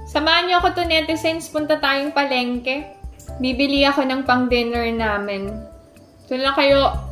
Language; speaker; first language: Filipino; native; Filipino